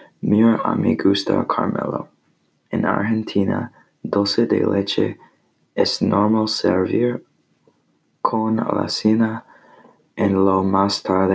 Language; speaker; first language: Spanish; non-native, learner; English